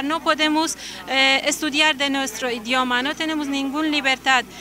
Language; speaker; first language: Spanish; non-native, learner; Kurdish